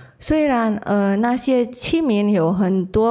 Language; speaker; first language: Chinese; non-native, learner; Indonesian